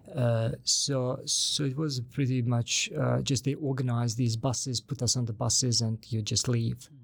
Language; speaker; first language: English; non-native, fluent; Bosnian